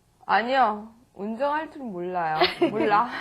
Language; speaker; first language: Korean; non-native, learner; English